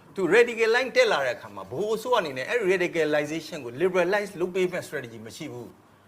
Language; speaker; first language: Burmese; non-native, local second language; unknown